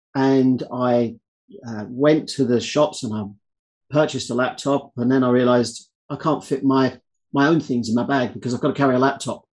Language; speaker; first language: English; native; English